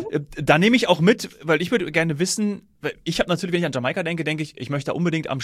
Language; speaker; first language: German; native; German